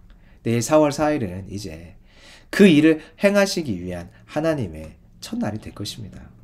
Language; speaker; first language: Korean; native; Korean